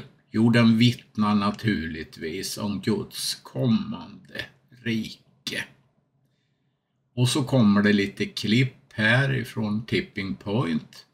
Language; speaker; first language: Swedish; native; Swedish